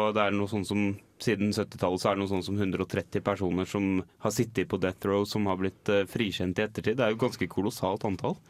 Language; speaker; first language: Norwegian; native; Norwegian